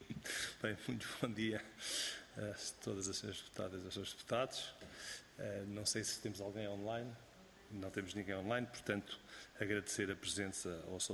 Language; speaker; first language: Portuguese; native; Portuguese